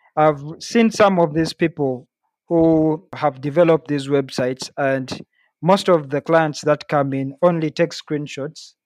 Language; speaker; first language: English; non-native, local second language; Ganda